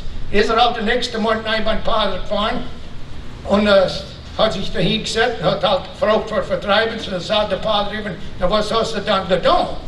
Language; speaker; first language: German; early bilingual, heritage; German